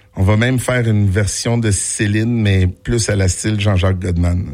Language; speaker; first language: French; native; French